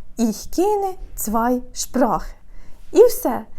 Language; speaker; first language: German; non-native, fluent; Ukrainian